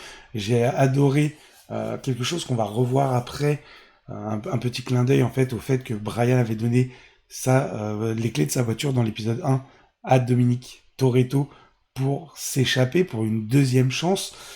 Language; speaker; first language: French; native; French